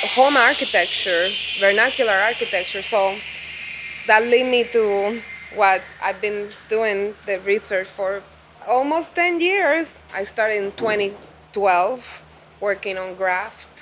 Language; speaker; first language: English; non-native, fluent; Spanish